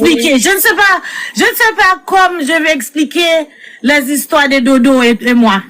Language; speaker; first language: French; non-native, learner; Haitian Creole